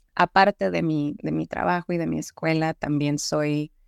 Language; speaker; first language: Spanish; native; Spanish